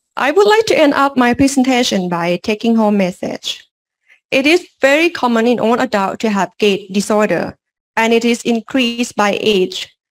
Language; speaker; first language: English; non-native, learner; Lao